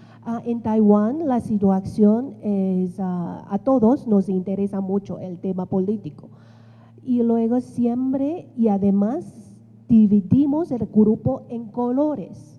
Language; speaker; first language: Spanish; non-native, fluent; Chinese